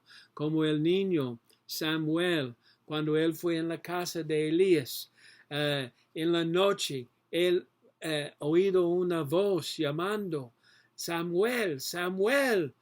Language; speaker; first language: Spanish; non-native, learner; English